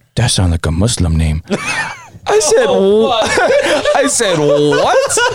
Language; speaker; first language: English; native; English